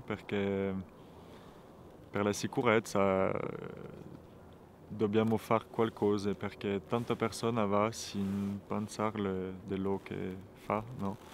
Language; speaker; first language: Italian; non-native, fluent; French